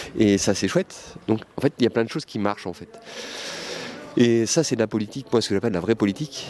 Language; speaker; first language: French; native; French